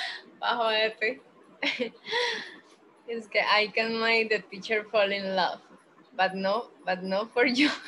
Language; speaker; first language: English; non-native, fluent; Spanish